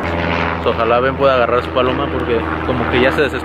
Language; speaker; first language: Spanish; native; Spanish